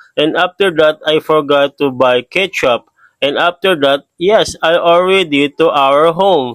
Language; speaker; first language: English; non-native, learner; Filipino